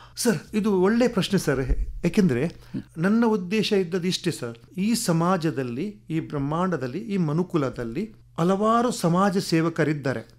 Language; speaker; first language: Kannada; non-native, local second language; Tulu